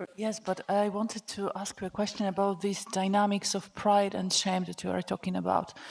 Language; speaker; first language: English; non-native, fluent; Polish